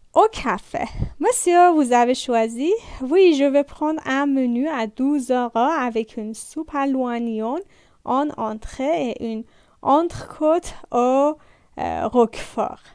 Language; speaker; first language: French; non-native, fluent; Persian